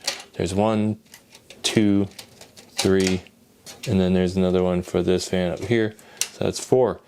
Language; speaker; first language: English; native; English